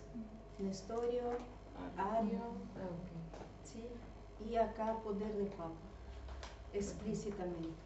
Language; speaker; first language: Spanish; non-native, fluent; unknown